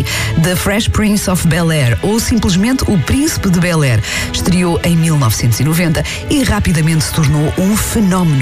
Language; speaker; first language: Portuguese; native; Portuguese